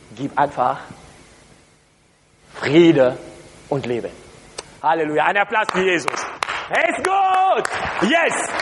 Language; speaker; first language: German; non-native, learner; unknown